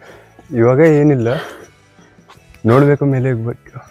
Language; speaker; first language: Kannada; non-native, local second language; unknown